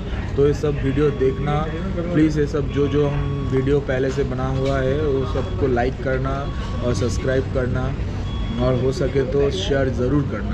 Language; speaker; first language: Hindi; non-native, local second language; Bangla